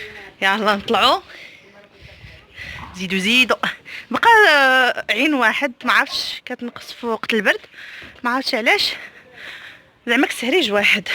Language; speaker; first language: Arabic; native; Arabic